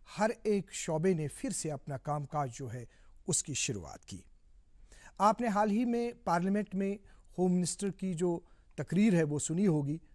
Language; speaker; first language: Hindi; non-native, local second language; Kashmiri